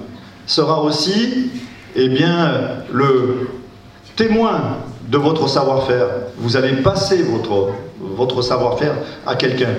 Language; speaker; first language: French; native; French